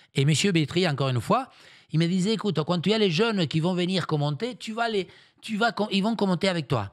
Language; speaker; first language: French; non-native, fluent; Spanish